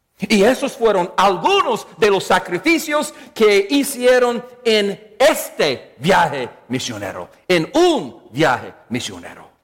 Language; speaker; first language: Spanish; non-native, fluent; English